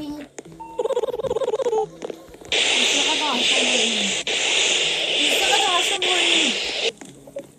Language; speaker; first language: French; early bilingual, other home language; Portuguese